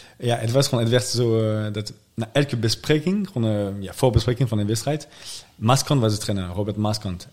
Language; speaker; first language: Dutch; non-native, fluent; French